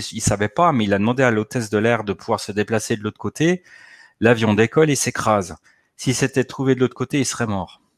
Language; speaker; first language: French; native; French